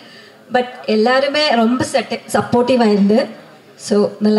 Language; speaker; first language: Tamil; non-native, learner; Malayalam